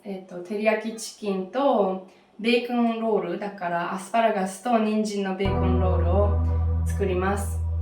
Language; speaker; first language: Japanese; early bilingual, heritage; German